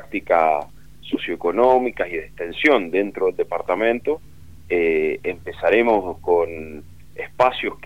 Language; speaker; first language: Spanish; native; Spanish